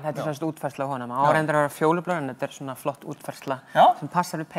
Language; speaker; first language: Icelandic; native; Icelandic